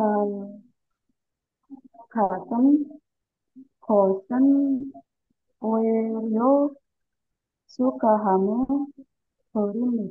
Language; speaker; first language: Korean; non-native, learner; Indonesian